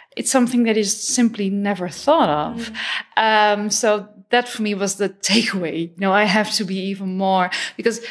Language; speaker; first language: English; non-native, fluent; Dutch